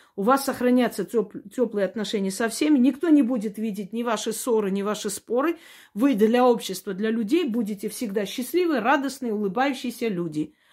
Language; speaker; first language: Russian; non-native, local second language; Armenian